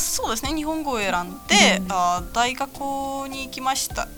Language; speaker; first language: Japanese; non-native, fluent; Latvian